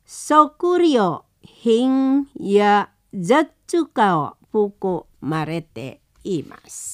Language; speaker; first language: Japanese; non-native, fluent; Indonesian